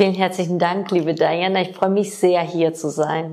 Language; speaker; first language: German; non-native, fluent; Georgian